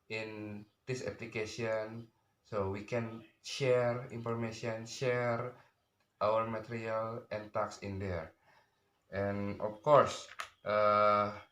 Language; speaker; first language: English; non-native, learner; Indonesian